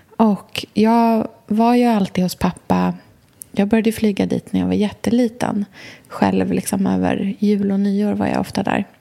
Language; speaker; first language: Swedish; native; Swedish